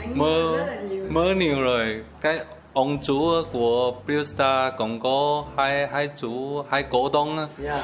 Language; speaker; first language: Vietnamese; non-native, learner; Chinese